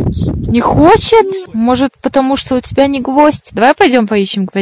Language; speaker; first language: Russian; native; Russian